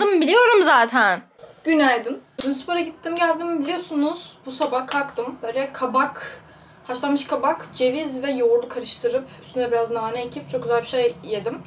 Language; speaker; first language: Turkish; native; Turkish